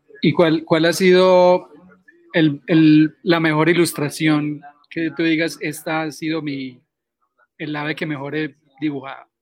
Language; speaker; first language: Spanish; native; Spanish